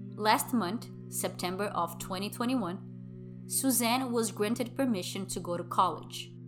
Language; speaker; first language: English; non-native, fluent; Portuguese